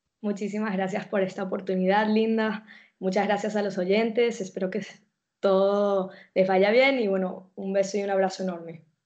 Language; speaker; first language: Spanish; native; Spanish